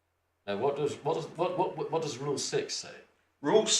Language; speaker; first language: English; native; English